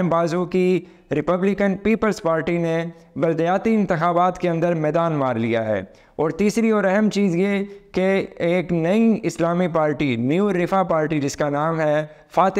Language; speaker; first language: Urdu; native; Urdu